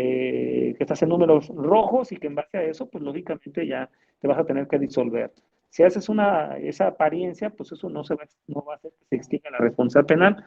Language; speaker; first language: Spanish; native; Spanish